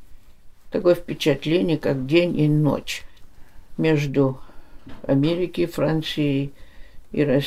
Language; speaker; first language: Russian; early bilingual, heritage; Russian